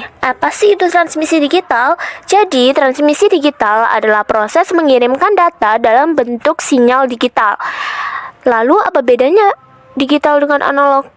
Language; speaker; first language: Indonesian; native; Indonesian